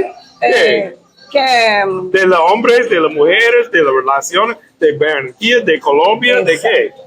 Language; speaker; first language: Spanish; non-native, learner; English